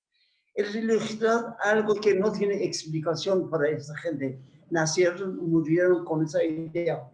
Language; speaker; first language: Spanish; non-native, fluent; Persian